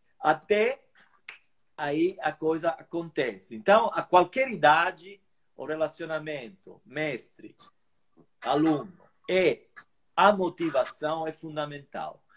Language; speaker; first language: Portuguese; non-native, fluent; Italian